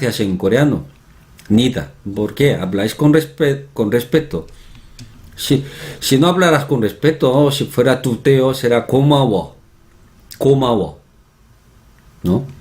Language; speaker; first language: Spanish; non-native, fluent; Korean